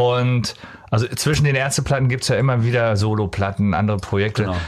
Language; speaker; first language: German; native; German